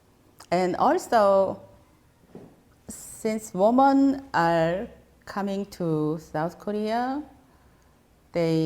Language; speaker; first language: English; non-native, fluent; Korean